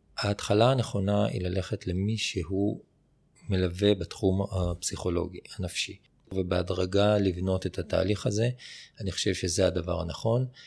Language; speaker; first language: Hebrew; native; Hebrew